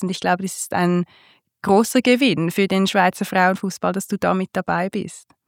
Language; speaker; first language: German; native; German